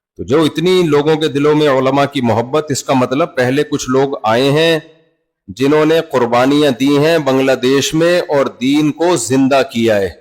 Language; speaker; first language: Urdu; native; Urdu